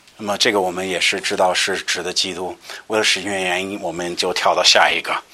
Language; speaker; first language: Chinese; non-native, fluent; English